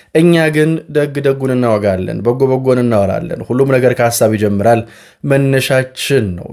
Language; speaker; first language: Amharic; native; Amharic